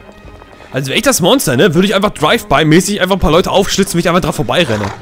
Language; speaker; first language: German; native; German